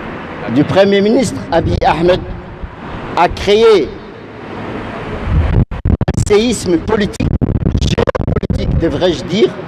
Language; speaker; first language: French; non-native, local second language; Afar